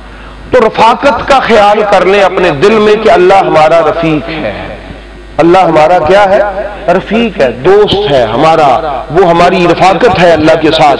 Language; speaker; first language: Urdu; non-native, local second language; Punjabi